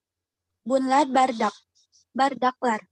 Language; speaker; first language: Turkish; non-native, learner; Indonesian